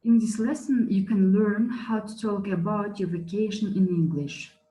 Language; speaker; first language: English; non-native, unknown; Kazakh